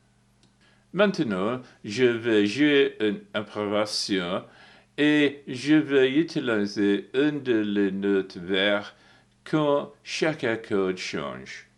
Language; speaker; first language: French; non-native, learner; English